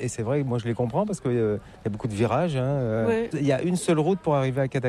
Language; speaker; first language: French; native; French